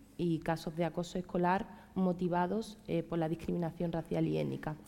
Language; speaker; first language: Spanish; native; Spanish